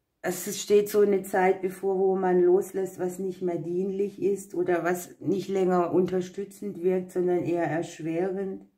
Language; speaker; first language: German; native; German